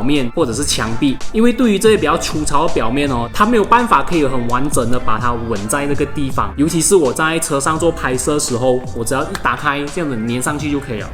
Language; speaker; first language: Chinese; native; Chinese